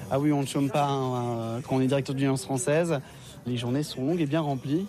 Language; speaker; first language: French; native; French